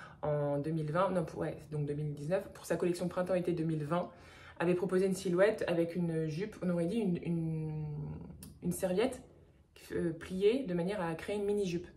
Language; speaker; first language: French; native; French